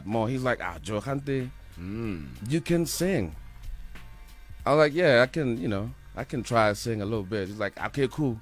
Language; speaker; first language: English; non-native, local second language; Northern Sotho